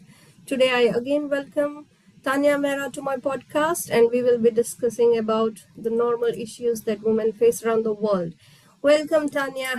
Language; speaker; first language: English; non-native, local second language; Hindi